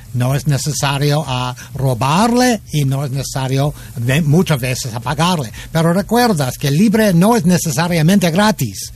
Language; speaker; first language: Spanish; non-native, fluent; English